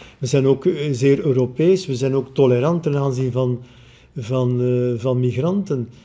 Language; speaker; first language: Dutch; native; Dutch